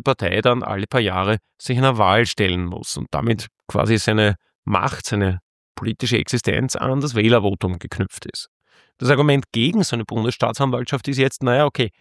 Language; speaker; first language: German; native; German